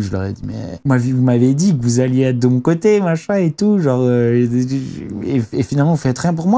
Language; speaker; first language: French; native; French